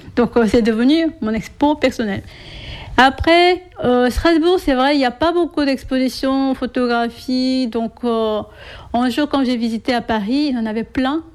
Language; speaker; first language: French; non-native, fluent; Korean